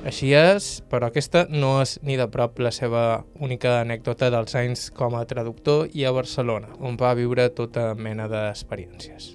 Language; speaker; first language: Catalan; native; Catalan